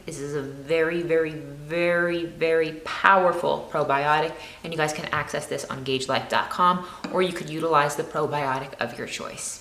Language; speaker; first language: English; native; English